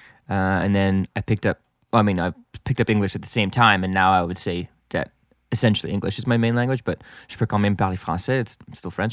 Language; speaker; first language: English; non-native, local second language; French